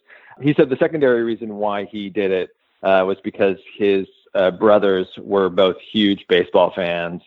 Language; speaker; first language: English; native; English